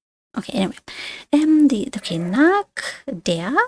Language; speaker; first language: German; non-native, fluent; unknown